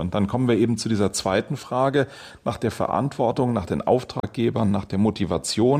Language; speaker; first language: German; native; German